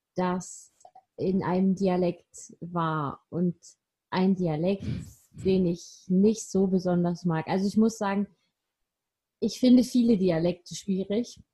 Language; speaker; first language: German; native; German